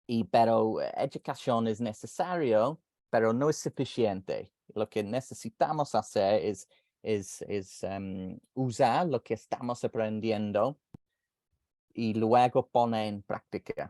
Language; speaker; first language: Spanish; non-native, fluent; English